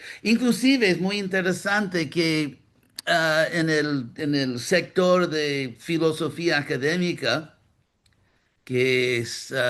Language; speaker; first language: Spanish; non-native, fluent; English